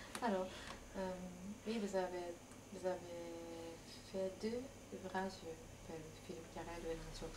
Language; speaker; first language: French; non-native, learner; Japanese